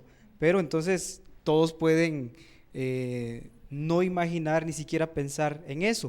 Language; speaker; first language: Spanish; native; Spanish